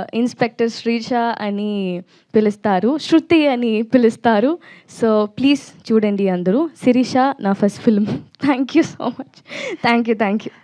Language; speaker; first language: Telugu; non-native, learner; Tamil